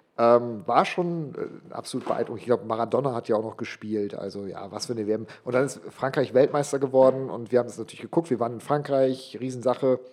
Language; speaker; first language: German; non-native, local second language; English